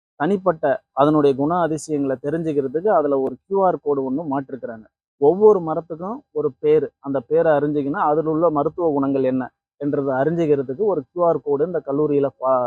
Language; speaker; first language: Tamil; native; Tamil